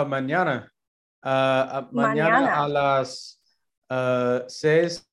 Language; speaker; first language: Spanish; non-native, learner; English